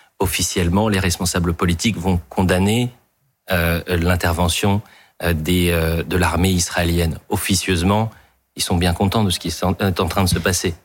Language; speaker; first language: French; native; French